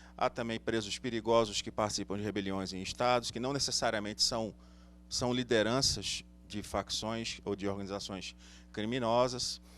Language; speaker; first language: Portuguese; native; Portuguese